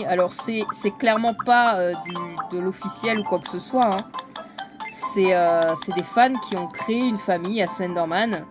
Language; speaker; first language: French; native; French